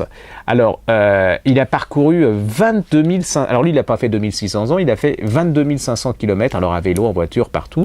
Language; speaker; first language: French; native; French